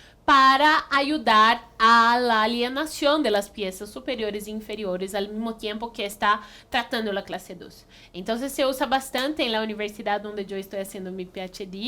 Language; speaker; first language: Spanish; non-native, fluent; Portuguese